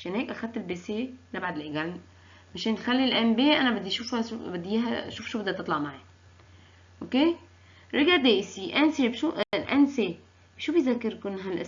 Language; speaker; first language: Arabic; native; Arabic